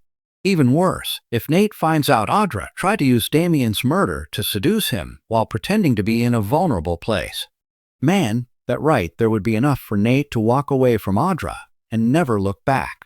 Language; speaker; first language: English; native; English